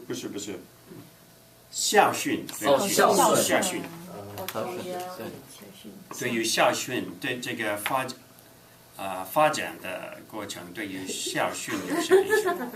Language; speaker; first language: Chinese; non-native, fluent; English